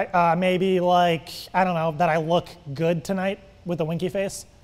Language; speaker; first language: English; native; English